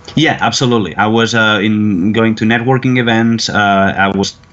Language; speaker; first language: English; non-native, fluent; Spanish